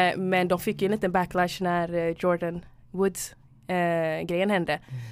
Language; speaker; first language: Swedish; early bilingual, other home language; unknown